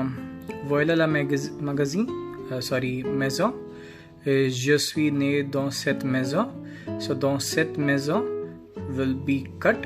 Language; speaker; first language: French; non-native, learner; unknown